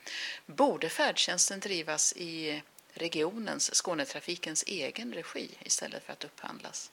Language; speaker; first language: Swedish; native; Swedish